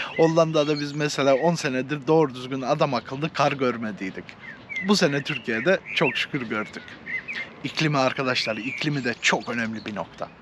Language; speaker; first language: Turkish; early bilingual, heritage; Turkish